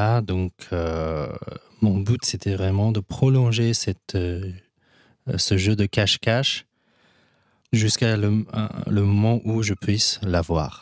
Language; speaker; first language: French; non-native, fluent; Persian